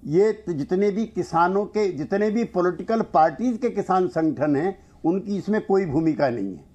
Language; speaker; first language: Hindi; native; Hindi